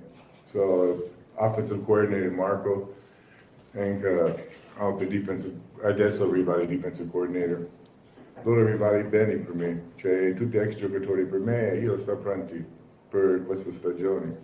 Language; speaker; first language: Italian; non-native, learner; English